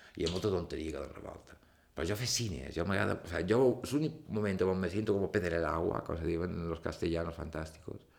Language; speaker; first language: Catalan; native; Catalan